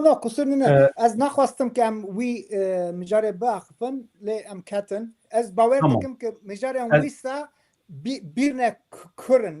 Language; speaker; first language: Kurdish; non-native, local second language; Turkish